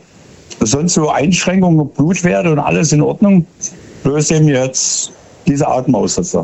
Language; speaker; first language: German; native; German